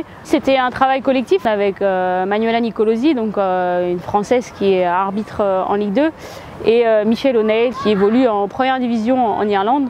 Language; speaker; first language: French; native; French